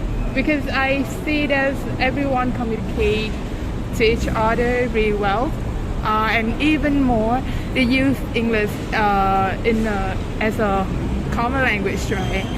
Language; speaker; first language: English; non-native, fluent; Vietnamese